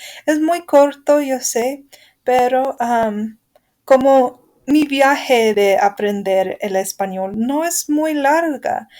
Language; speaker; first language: Spanish; non-native, fluent; English